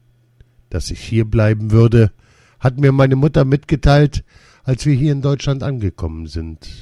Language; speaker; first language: German; early bilingual, other home language; Lithuanian